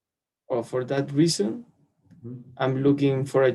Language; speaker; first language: English; non-native, learner; Spanish